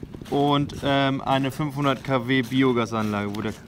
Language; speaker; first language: German; native; German